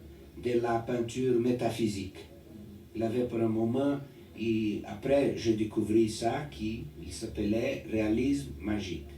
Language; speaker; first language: French; non-native, learner; Portuguese